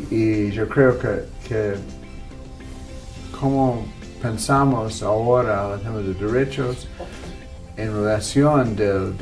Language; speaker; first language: Spanish; non-native, fluent; English